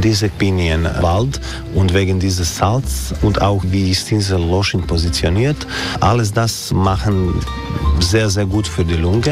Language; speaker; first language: German; non-native, learner; Croatian